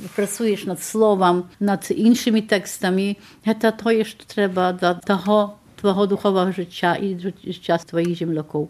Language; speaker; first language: Belarusian; native; Belarusian